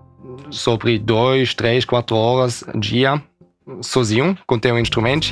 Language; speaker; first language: Portuguese; early bilingual, heritage; German